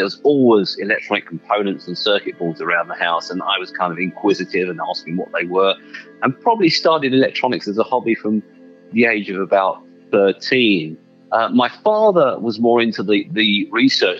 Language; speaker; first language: English; native; English